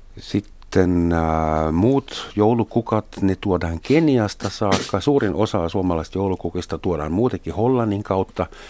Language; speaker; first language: Finnish; non-native, fluent; German